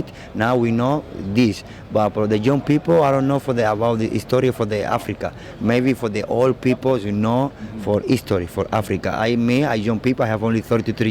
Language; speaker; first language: English; non-native, learner; Spanish